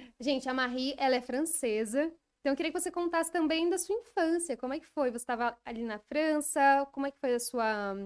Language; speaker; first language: Portuguese; native; Portuguese